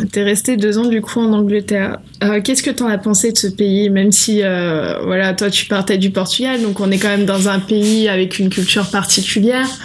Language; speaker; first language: French; native; French